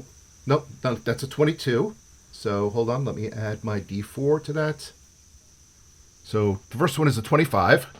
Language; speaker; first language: English; native; English